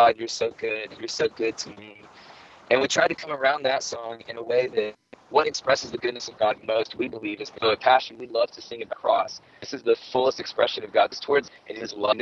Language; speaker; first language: English; native; English